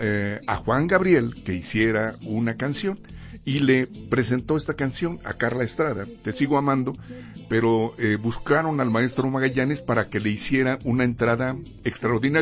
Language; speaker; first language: Spanish; native; Spanish